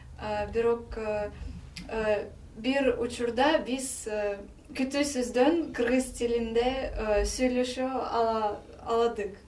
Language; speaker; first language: Kyrgyz; non-native, learner; Russian